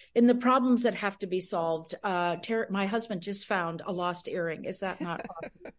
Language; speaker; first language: English; early bilingual, other home language; Spanish